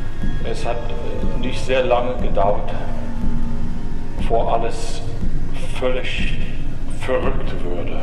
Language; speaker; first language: German; non-native, fluent; English